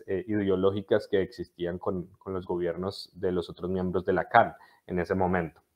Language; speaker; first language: Spanish; native; Spanish